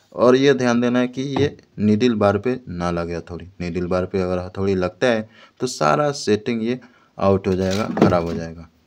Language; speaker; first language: Hindi; native; Hindi